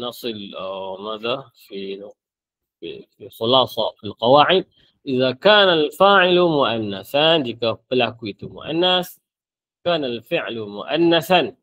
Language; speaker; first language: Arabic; non-native, fluent; Malay